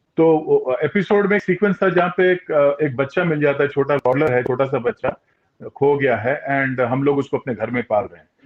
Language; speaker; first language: Hindi; non-native, local second language; Tulu